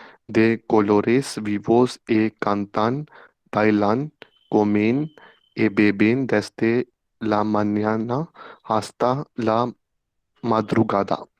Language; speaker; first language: Spanish; non-native, learner; Hindi